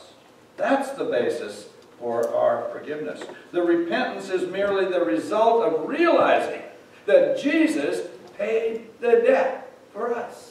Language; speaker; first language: English; native; English